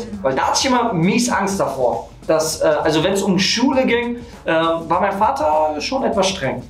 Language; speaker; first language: German; native; German